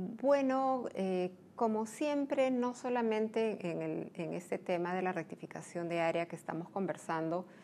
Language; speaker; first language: Spanish; native; Spanish